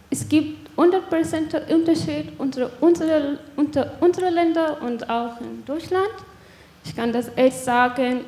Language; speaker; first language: German; non-native, learner; Persian